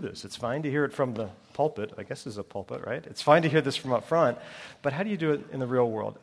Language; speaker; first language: English; native; English